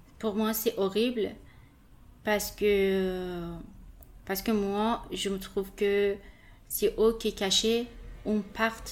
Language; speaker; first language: French; non-native, learner; Persian